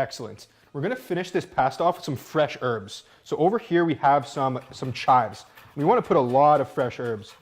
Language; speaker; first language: English; native; English